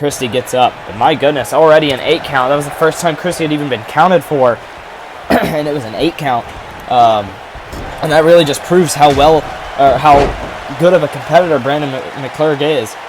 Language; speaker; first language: English; native; English